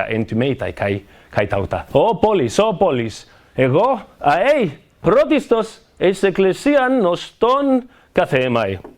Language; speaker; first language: Greek; non-native, fluent; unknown